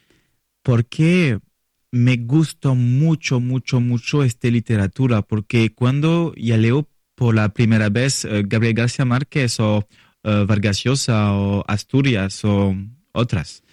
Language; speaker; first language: Spanish; non-native, learner; French